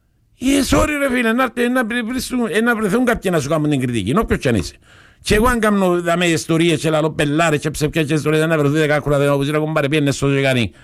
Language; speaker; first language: Greek; native; Greek